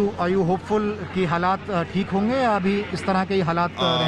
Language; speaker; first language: Hindi; native; Hindi